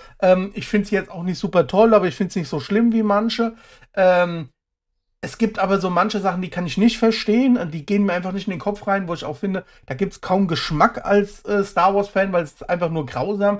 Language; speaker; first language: German; native; German